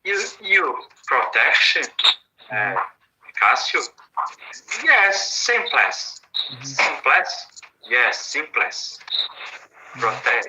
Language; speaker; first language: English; non-native, learner; Portuguese